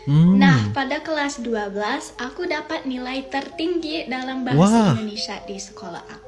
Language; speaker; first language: Indonesian; non-native, fluent; English